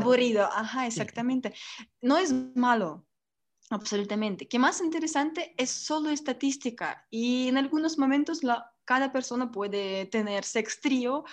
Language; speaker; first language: Spanish; non-native, learner; Russian